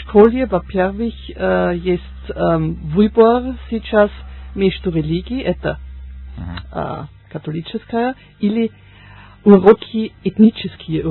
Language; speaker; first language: Russian; non-native, learner; German